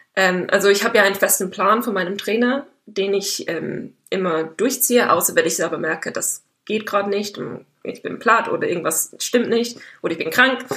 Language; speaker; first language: German; non-native, fluent; English